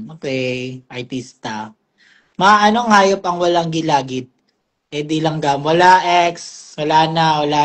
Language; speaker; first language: Filipino; non-native, local second language; Cebuano